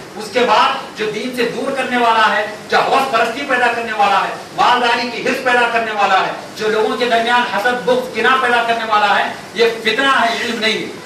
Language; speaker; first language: Urdu; native; Urdu